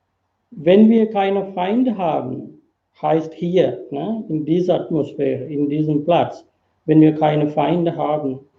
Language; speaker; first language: German; non-native, fluent; Sinhala